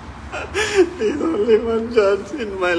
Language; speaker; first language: English; non-native, learner; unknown